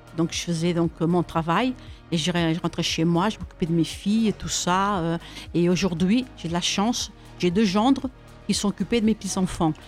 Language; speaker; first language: French; early bilingual, other home language; Portuguese